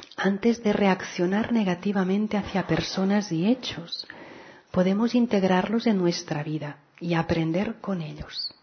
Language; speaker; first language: Spanish; non-native, local second language; Catalan